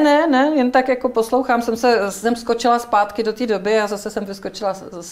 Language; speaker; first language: Czech; native; Czech